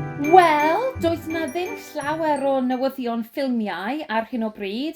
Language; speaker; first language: Welsh; non-native, learner; English